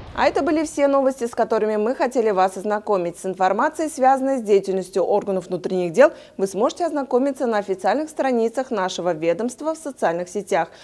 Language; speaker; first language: Russian; non-native, local second language; Uzbek